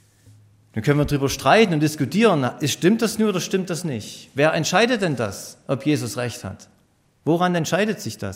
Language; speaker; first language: German; native; German